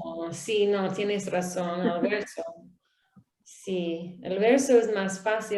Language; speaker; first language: Spanish; non-native, learner; English